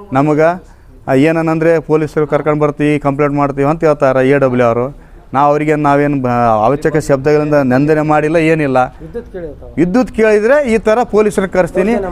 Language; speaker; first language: Kannada; native; Kannada